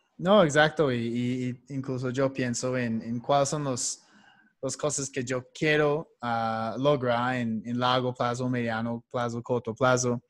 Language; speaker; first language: Spanish; non-native, fluent; English